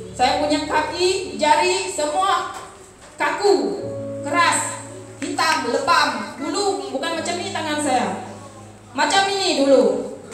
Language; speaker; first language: Malay; non-native, local second language; Iban